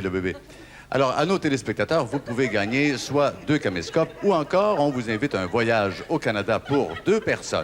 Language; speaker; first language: French; native; French